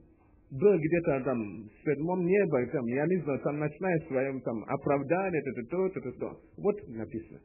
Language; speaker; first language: Russian; non-native, learner; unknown